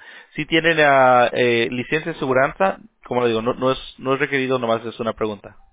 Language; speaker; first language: Spanish; early bilingual, heritage; Spanish